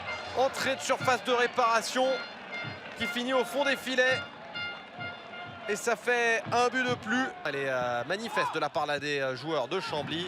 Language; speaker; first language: French; native; French